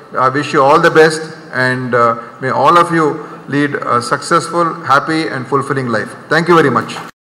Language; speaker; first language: English; non-native, local second language; Kannada